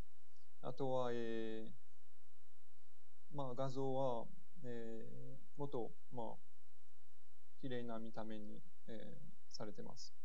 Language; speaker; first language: Japanese; non-native, fluent; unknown